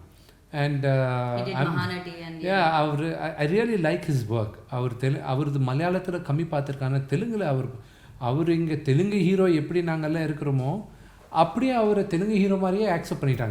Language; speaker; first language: Tamil; non-native, local second language; Telugu